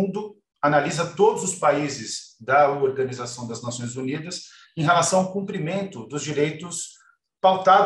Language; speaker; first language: Portuguese; native; Portuguese